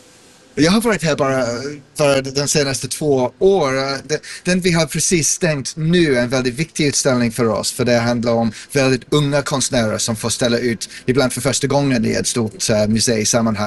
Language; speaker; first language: Swedish; non-native, fluent; English